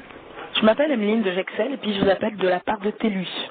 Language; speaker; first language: French; native; French